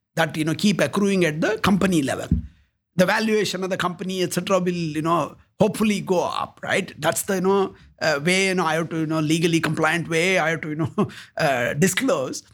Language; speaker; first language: English; non-native, local second language; Kannada